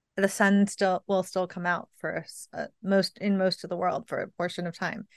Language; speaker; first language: English; native; English